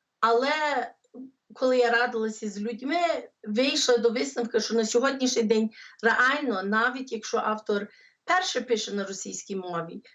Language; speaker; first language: Ukrainian; early bilingual, heritage; English